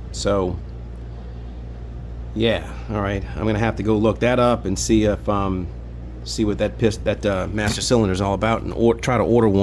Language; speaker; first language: English; native; English